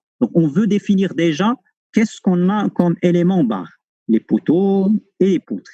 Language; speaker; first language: French; non-native, local second language; Arabic